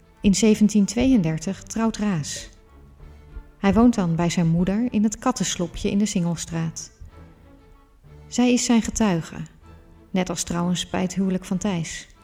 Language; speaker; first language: Dutch; native; Dutch